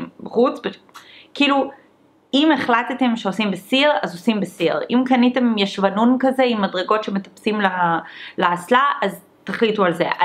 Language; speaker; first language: Hebrew; early bilingual, other home language; English